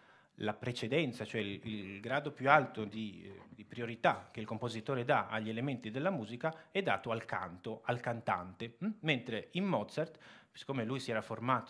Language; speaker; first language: Italian; native; Italian